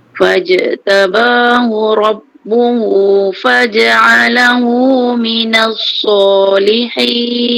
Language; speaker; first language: Malay; native; Malay